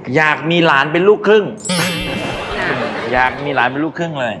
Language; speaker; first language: Thai; native; Thai